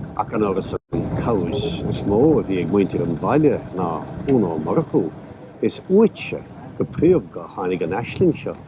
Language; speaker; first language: Irish; native; Irish